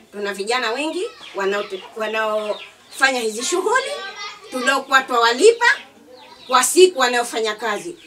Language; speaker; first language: Swahili; native; Swahili